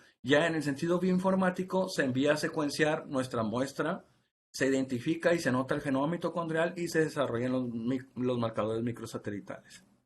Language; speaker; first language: Spanish; native; Spanish